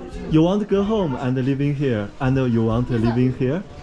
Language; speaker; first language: English; non-native, learner; Chinese